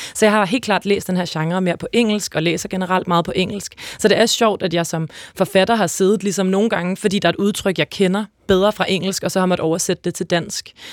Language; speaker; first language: Danish; native; Danish